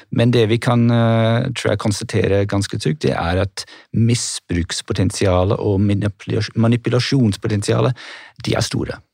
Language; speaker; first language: Norwegian; non-native, fluent; English